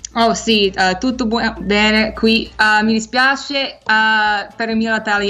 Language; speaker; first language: Italian; early bilingual, heritage; English